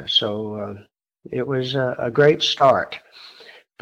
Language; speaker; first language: English; native; English